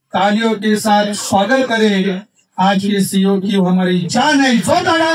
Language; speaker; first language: Hindi; non-native, local second language; Marathi